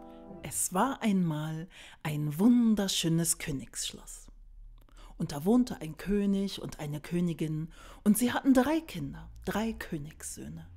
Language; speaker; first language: German; native; German